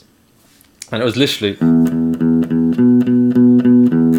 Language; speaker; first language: English; native; English